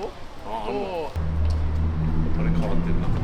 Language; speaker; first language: Japanese; native; Japanese